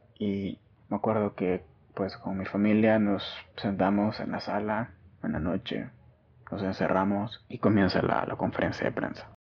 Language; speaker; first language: Spanish; native; Spanish